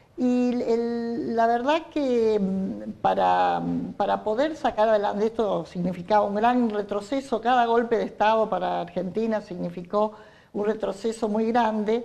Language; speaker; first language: Spanish; native; Spanish